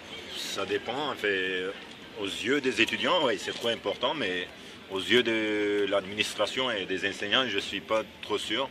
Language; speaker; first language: French; non-native, fluent; Turkish